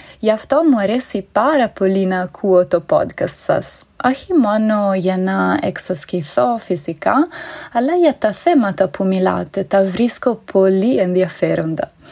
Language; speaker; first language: Greek; non-native, fluent; Italian